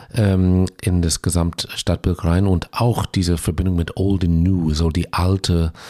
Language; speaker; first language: German; non-native, fluent; English